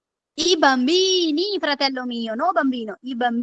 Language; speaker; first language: Italian; non-native, fluent; Urdu